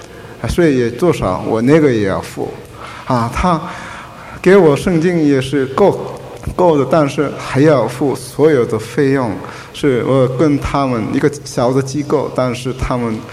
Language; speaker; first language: Chinese; non-native, fluent; Korean